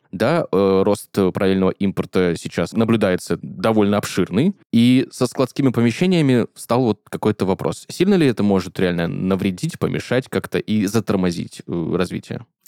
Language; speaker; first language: Russian; native; Russian